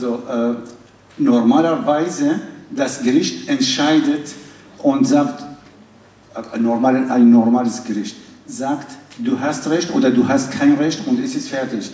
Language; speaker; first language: German; non-native, fluent; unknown